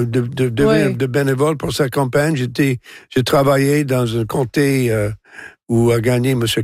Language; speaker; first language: French; non-native, local second language; English